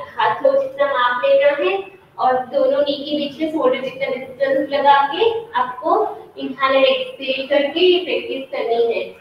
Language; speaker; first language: Hindi; non-native, local second language; Gujarati